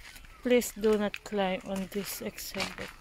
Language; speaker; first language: English; non-native, learner; Filipino